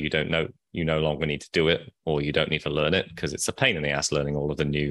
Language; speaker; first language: English; native; English